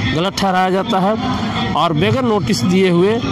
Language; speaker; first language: Hindi; native; Hindi